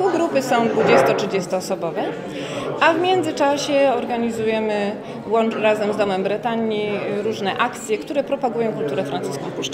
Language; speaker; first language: Polish; native; Polish